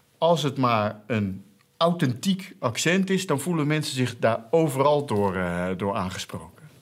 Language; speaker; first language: Dutch; native; Dutch